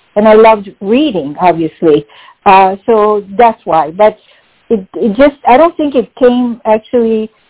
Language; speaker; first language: English; non-native, fluent; French